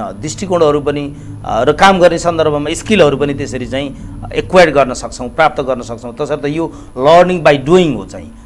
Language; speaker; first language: Nepali; native; Nepali